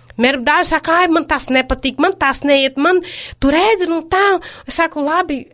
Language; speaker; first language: Latvian; non-native, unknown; Portuguese